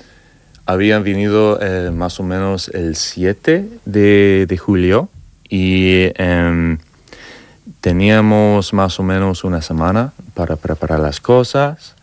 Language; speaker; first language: Spanish; non-native, learner; English